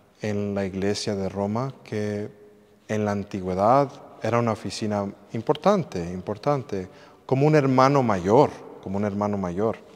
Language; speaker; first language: Spanish; early bilingual, heritage; English